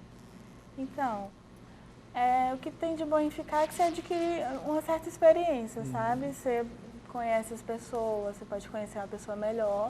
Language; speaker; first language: Portuguese; native; Portuguese